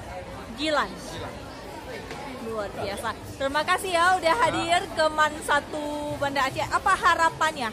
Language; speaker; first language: Indonesian; native; Indonesian